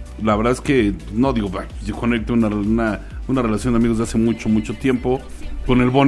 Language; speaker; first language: Spanish; native; Spanish